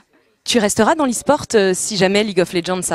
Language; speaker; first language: French; native; French